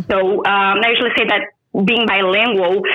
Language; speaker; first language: English; non-native, fluent; Portuguese